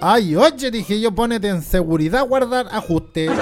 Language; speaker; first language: Spanish; native; Spanish